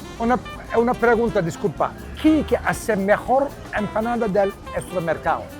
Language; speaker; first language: Spanish; non-native, learner; Turkish